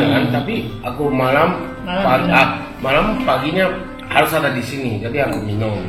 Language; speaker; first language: Indonesian; non-native, learner; Japanese